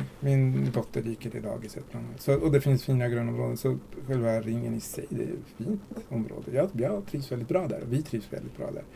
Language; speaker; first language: Swedish; early bilingual, other home language; Spanish